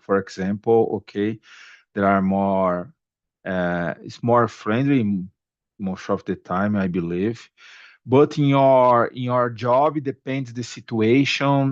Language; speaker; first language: English; non-native, learner; Portuguese